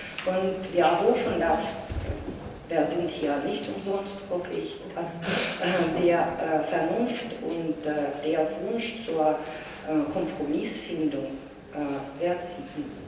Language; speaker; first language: German; non-native, fluent; Russian